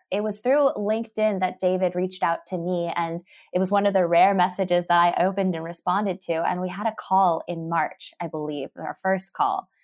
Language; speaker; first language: English; early bilingual, other home language; Japanese